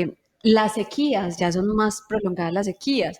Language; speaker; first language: Spanish; native; Spanish